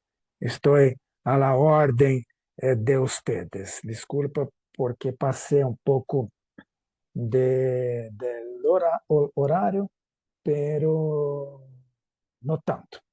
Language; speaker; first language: Spanish; non-native, fluent; Portuguese